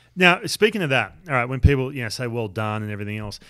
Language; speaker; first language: English; native; English